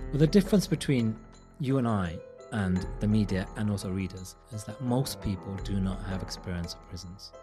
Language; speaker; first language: English; native; English